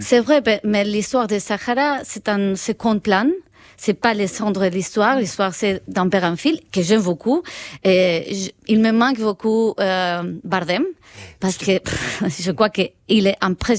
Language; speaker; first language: French; non-native, fluent; Spanish